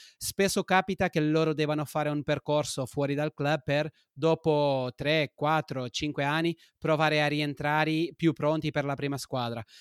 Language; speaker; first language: Italian; non-native, fluent; Portuguese